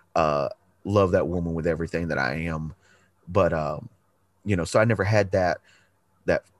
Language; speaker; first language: English; native; English